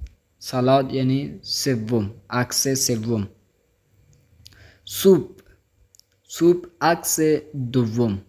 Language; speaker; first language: Persian; non-native, fluent; Urdu